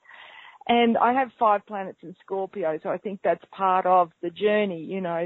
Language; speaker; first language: English; native; English